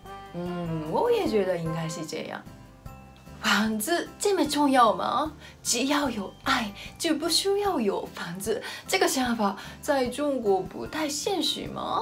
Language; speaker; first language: Chinese; non-native, fluent; Japanese